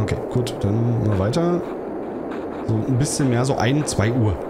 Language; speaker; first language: German; native; German